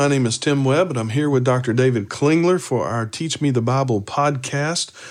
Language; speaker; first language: English; native; English